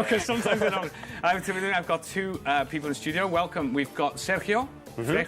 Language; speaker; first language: English; native; English